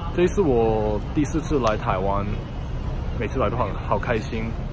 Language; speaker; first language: Chinese; non-native, learner; Cantonese